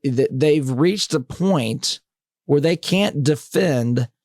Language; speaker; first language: English; native; English